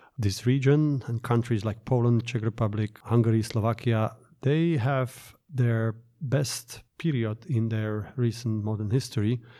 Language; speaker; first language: English; non-native, fluent; Slovak